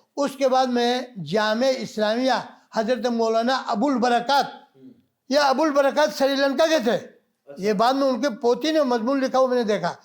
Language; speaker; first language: Urdu; non-native, local second language; Balti